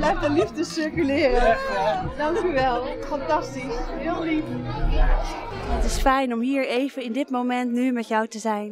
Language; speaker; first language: Dutch; native; Dutch